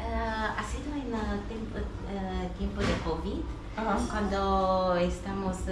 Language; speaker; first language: Spanish; non-native, fluent; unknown